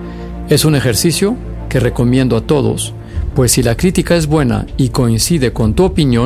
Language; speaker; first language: Spanish; native; Spanish